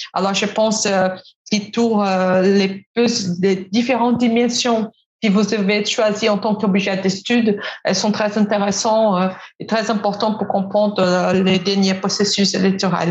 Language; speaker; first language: French; non-native, fluent; Portuguese